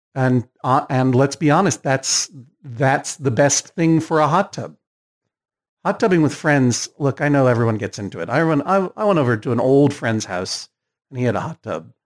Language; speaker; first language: English; native; English